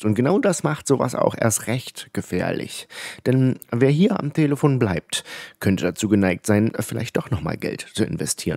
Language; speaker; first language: German; native; German